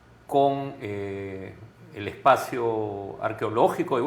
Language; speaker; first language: Spanish; native; Spanish